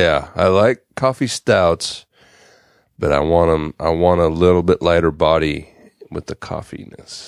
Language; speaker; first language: English; native; English